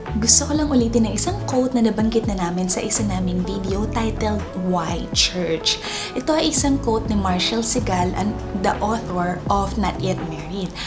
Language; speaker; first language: Filipino; native; Filipino